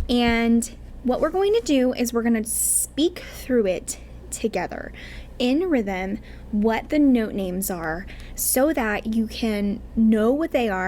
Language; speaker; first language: English; native; English